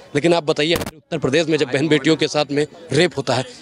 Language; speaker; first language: Hindi; native; Hindi